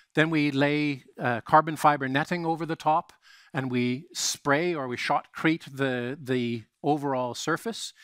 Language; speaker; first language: English; native; English